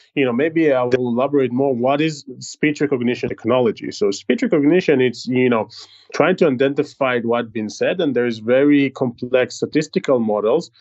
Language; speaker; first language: English; non-native, fluent; Hebrew